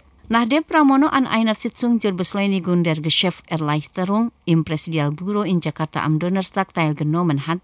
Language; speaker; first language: German; non-native, fluent; Indonesian